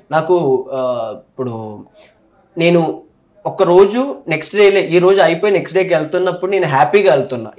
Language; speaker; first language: Telugu; non-native, local second language; Malayalam